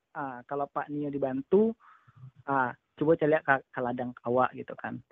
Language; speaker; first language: Indonesian; non-native, local second language; Minangkabau